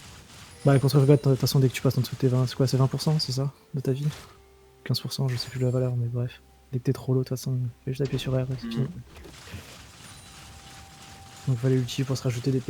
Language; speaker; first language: French; native; French